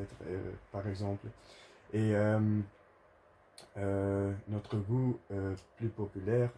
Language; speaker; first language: French; non-native, learner; Dutch